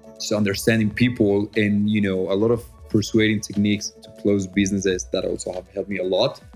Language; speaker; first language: English; non-native, fluent; Spanish